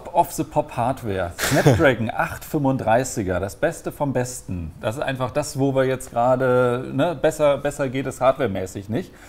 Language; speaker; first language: German; native; German